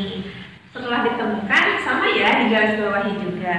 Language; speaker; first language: Indonesian; native; Indonesian